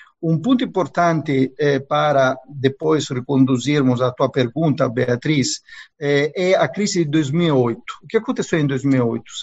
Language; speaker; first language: Portuguese; non-native, fluent; Italian